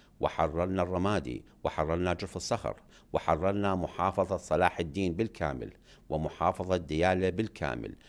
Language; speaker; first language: Arabic; native; Arabic